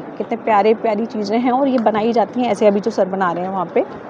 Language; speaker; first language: Hindi; native; Hindi